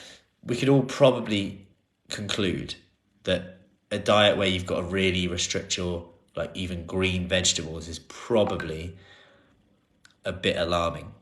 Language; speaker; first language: English; native; English